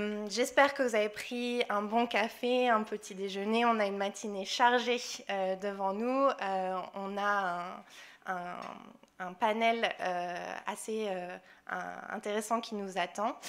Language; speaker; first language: French; non-native, fluent; English